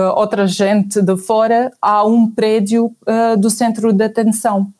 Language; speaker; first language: Portuguese; non-native, fluent; Arabic